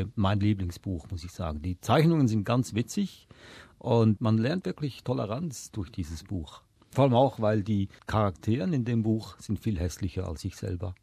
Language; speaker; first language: German; native; German